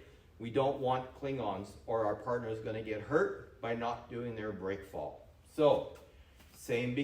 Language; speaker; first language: English; native; English